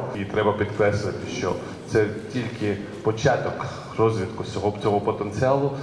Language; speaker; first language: Ukrainian; non-native, learner; Georgian